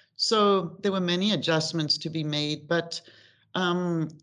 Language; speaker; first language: English; native; English